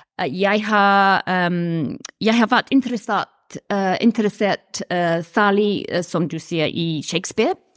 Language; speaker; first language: Norwegian; non-native, learner; English